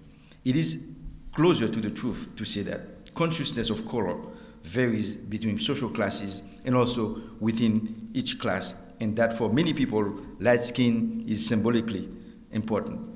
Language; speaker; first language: English; non-native, fluent; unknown